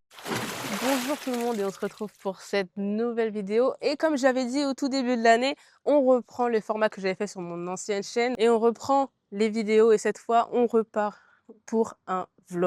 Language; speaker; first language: French; native; French